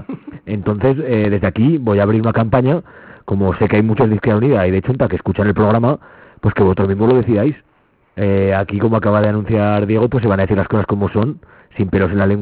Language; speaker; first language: Spanish; native; Spanish